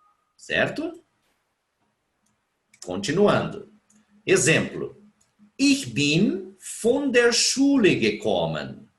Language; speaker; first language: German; non-native, fluent; Portuguese